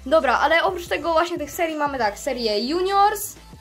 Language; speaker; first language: Polish; native; Polish